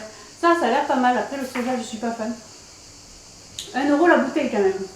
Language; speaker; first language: French; native; French